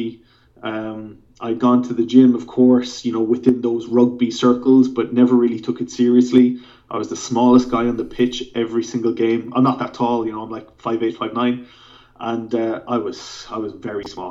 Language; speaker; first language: English; native; English